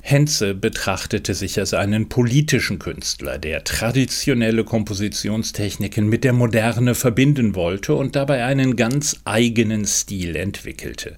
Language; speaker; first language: German; native; German